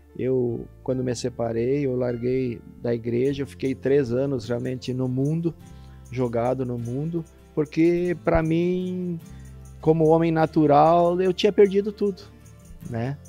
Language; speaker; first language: Portuguese; native; Portuguese